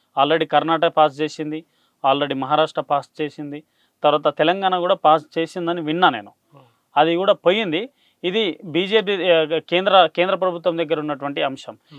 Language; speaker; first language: Telugu; non-native, local second language; Lambadi